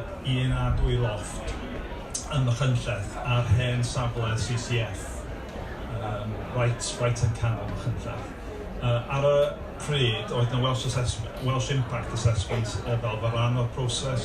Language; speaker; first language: Welsh; non-native, local second language; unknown